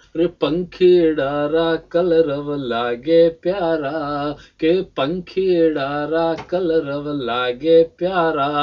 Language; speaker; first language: Hindi; non-native, local second language; Rajasthani